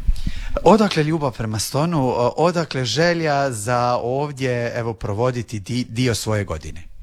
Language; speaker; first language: Serbian; native; Serbian